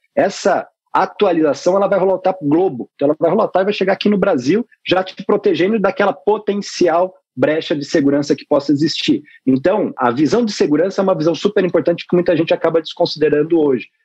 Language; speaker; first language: Portuguese; native; Portuguese